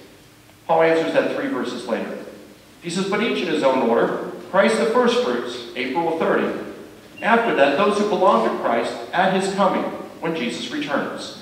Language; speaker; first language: English; native; English